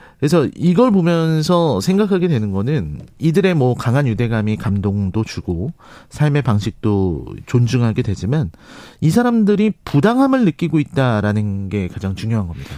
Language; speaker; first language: Korean; native; Korean